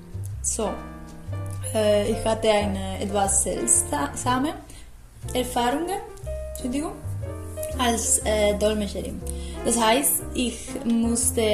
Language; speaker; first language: German; non-native, learner; Spanish